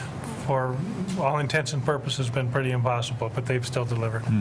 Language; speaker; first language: English; native; English